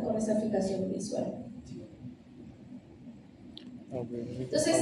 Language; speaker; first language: Spanish; native; Spanish